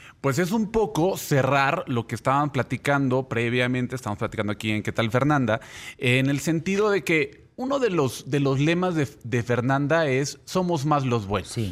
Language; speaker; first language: Spanish; native; Spanish